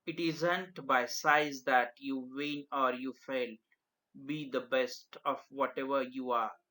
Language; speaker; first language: English; non-native, local second language; Marathi